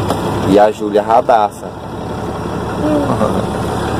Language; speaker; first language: Portuguese; native; Portuguese